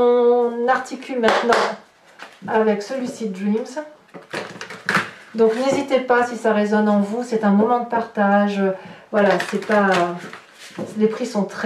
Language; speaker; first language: French; native; French